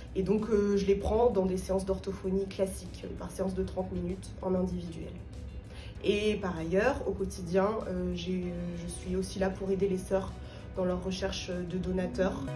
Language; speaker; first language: French; native; French